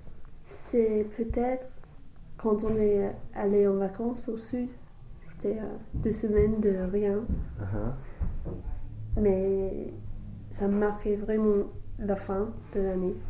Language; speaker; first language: French; non-native, fluent; English